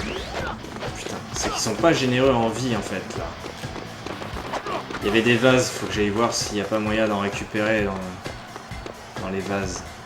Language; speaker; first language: French; native; French